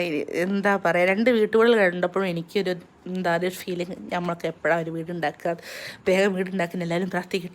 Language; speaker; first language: Malayalam; native; Malayalam